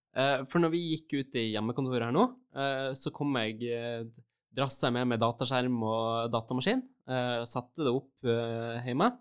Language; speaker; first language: Norwegian; native; Norwegian